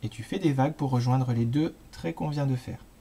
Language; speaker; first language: French; native; French